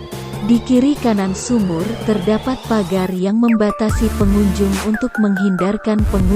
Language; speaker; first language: Indonesian; native; Indonesian